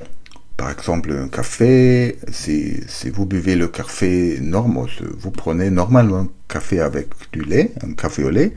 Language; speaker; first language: French; non-native, learner; German